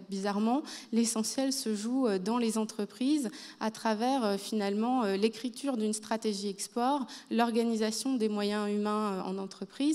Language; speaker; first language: French; native; French